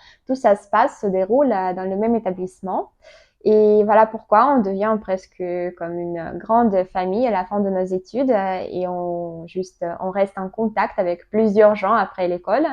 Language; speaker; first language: French; non-native, learner; Russian